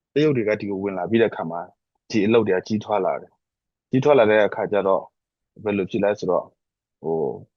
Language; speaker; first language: Burmese; non-native, local second language; S'gaw Karen